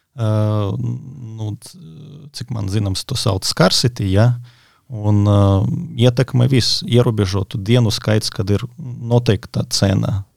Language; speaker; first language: Latvian; non-native, local second language; Russian